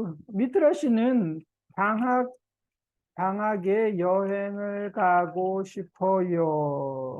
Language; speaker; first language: Korean; non-native, fluent; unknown